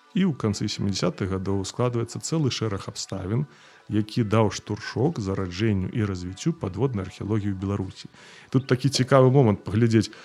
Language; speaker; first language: Belarusian; non-native, local second language; Russian